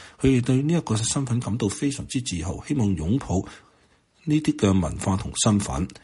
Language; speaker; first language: Chinese; non-native, local second language; Cantonese